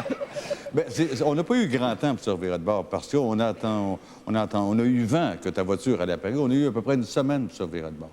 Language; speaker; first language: French; native; French